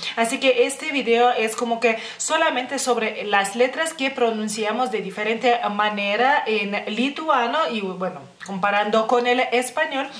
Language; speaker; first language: Spanish; non-native, fluent; Lithuanian